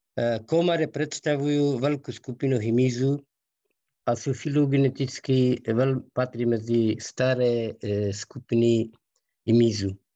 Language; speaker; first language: Slovak; non-native, fluent; Persian